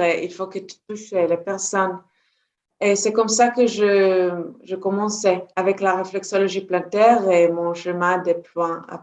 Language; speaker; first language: French; non-native, fluent; Hebrew